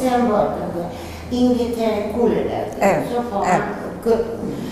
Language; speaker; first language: Turkish; non-native, fluent; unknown